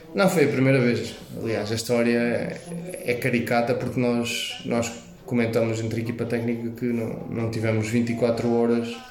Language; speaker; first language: Portuguese; native; Portuguese